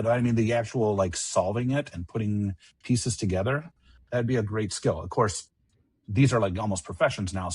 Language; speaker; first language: English; native; English